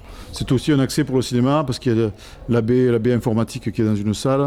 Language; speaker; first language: French; native; French